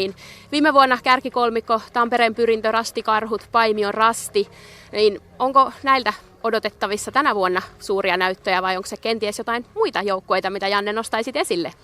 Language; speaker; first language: Finnish; native; Finnish